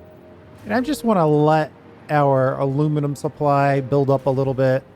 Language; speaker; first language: English; native; English